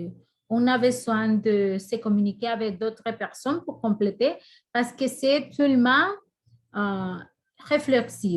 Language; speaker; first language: French; non-native, fluent; Spanish